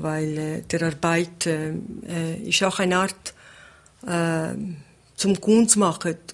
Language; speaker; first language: German; non-native, local second language; Italian